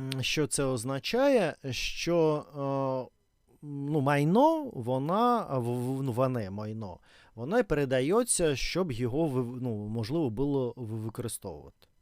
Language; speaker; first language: Ukrainian; non-native, learner; Russian